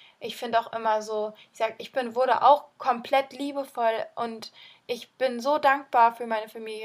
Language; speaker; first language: German; native; German